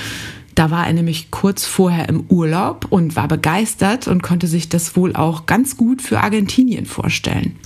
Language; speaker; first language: German; native; German